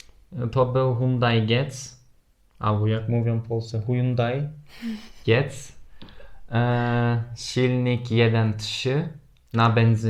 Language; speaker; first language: Polish; non-native, fluent; Turkish